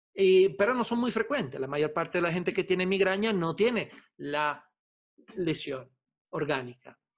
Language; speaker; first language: Spanish; non-native, fluent; Italian